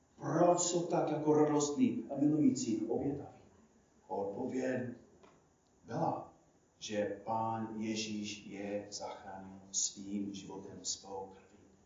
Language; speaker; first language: Czech; non-native, fluent; English